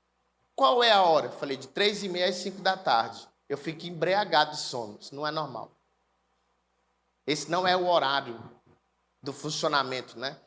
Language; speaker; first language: Portuguese; native; Portuguese